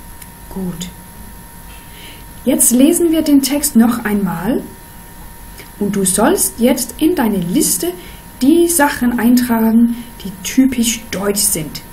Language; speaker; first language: German; non-native, fluent; Danish